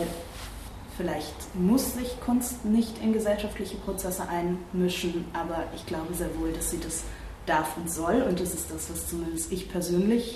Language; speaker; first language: German; native; German